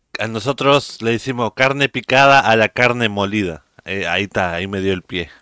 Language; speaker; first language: Spanish; native; Spanish